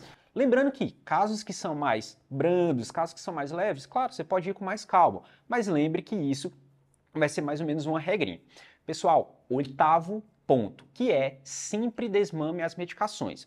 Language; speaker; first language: Portuguese; native; Portuguese